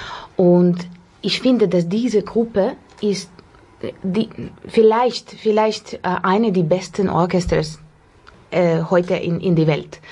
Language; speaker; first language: German; non-native, fluent; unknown